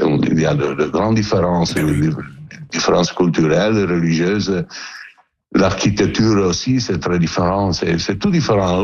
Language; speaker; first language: French; non-native, fluent; Italian